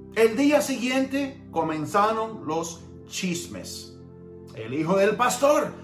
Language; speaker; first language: Spanish; early bilingual, heritage; Spanish